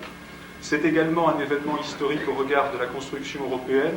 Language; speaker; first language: French; native; French